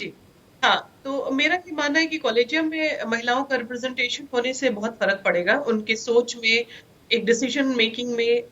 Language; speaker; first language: Hindi; native; Hindi